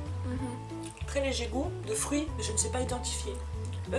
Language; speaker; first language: French; native; French